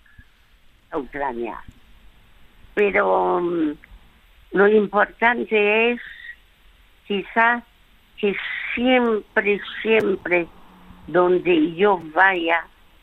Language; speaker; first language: Spanish; early bilingual, other home language; French